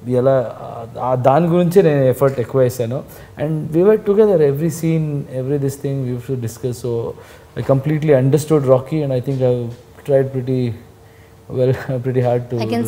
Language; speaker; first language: Telugu; non-native, fluent; Kannada